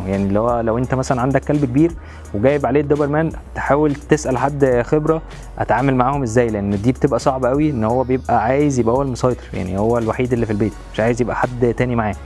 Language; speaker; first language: Arabic; native; Arabic